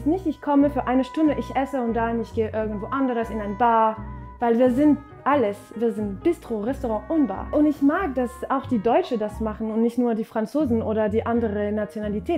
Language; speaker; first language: German; non-native, fluent; French